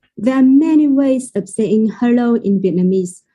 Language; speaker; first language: English; non-native, fluent; Vietnamese